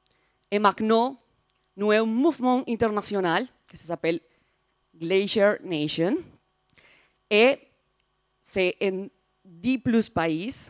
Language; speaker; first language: French; non-native, fluent; Spanish